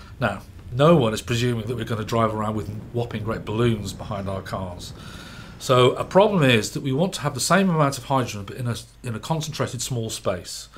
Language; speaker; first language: English; native; English